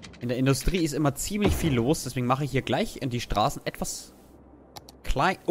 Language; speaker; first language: German; native; German